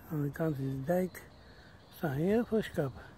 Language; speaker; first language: Dutch; non-native, learner; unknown